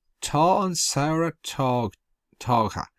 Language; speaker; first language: Irish; non-native, local second language; English